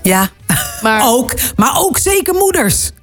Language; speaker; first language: Dutch; native; Dutch